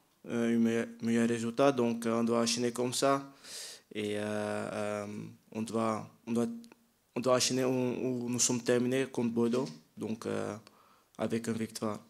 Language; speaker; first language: French; non-native, fluent; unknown